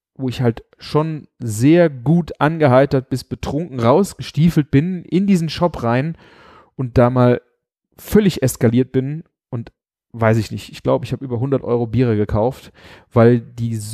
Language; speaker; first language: German; native; German